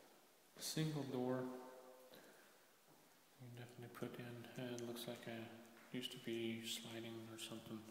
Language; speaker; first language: English; native; English